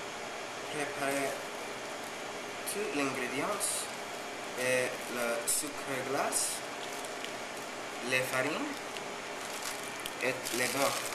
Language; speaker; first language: French; non-native, learner; Spanish